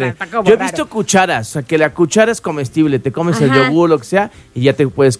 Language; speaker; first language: Spanish; native; Spanish